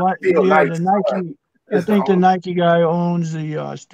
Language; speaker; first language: English; native; English